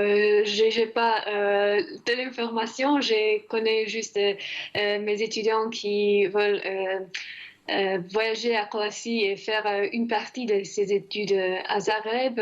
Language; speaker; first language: French; non-native, fluent; Croatian